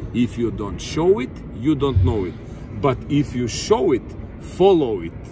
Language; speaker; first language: English; non-native, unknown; Macedonian